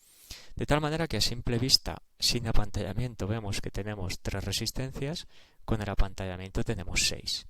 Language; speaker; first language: Spanish; native; Spanish